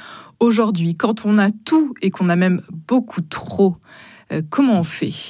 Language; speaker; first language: French; native; French